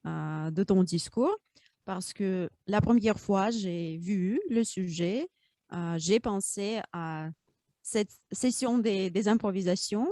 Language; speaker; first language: French; non-native, fluent; Russian